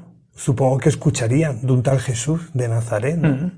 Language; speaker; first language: Spanish; native; Spanish